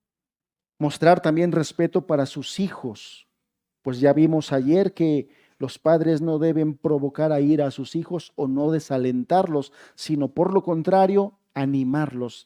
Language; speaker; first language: Spanish; native; Spanish